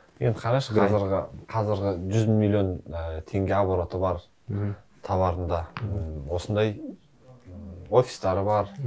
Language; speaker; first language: Kazakh; native; Kazakh